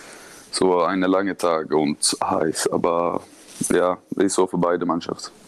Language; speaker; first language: German; non-native, learner; Swedish